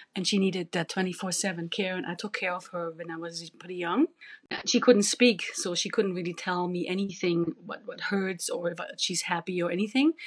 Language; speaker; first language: English; non-native, fluent; German